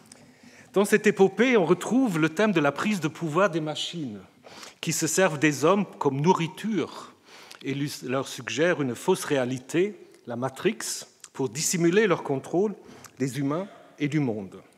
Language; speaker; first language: French; native; French